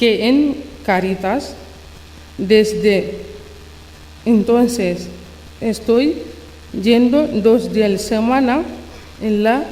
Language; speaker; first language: Spanish; non-native, learner; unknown